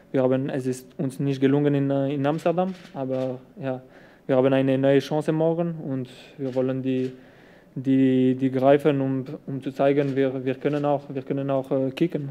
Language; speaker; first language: German; non-native, local second language; French